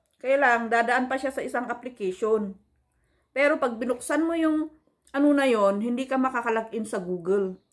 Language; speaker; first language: Filipino; native; Filipino